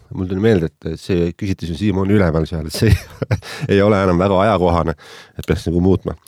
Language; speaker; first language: Estonian; native; Estonian